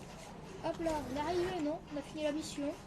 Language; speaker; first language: French; native; French